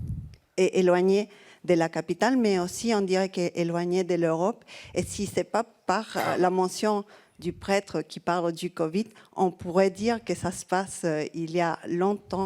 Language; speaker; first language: French; non-native, fluent; Spanish